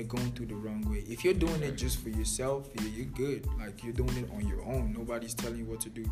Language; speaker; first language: English; non-native, local second language; Igbo